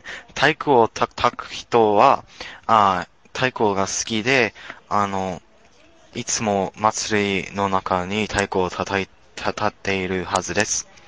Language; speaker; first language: Japanese; non-native, learner; English